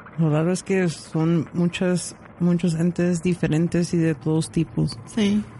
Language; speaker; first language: Spanish; early bilingual, heritage; Spanish